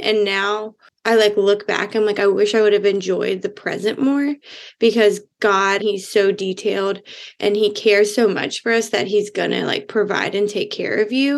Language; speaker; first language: English; native; English